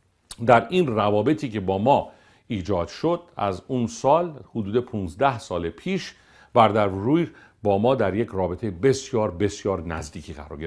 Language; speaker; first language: Persian; native; Persian